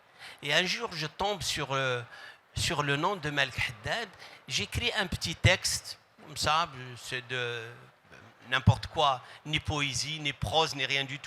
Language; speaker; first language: French; non-native, local second language; Arabic